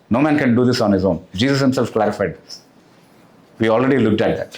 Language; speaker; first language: English; non-native, local second language; Telugu